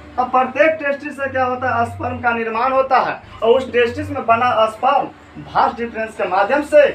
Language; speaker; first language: Hindi; native; Hindi